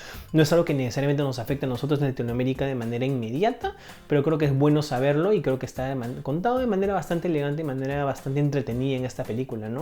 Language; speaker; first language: Spanish; native; Spanish